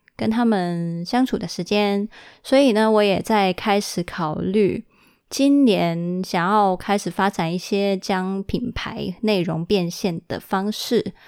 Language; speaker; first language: Chinese; early bilingual, heritage; Chinese